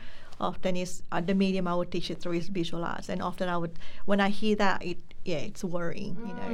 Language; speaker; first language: English; non-native, local second language; Filipino